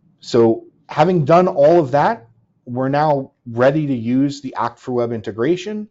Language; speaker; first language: English; native; English